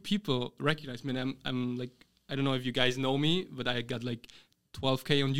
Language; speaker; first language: English; non-native, fluent; German